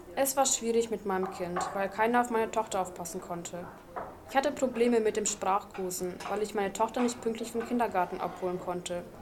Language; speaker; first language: German; non-native, fluent; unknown